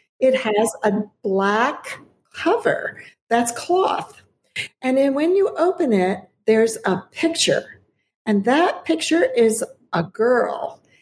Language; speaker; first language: English; early bilingual, other home language; German